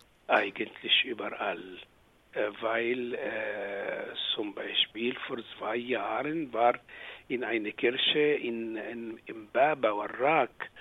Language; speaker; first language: German; non-native, fluent; Arabic